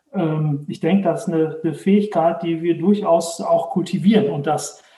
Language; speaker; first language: German; native; German